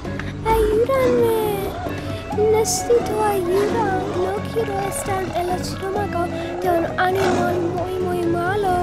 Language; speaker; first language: Spanish; non-native, learner; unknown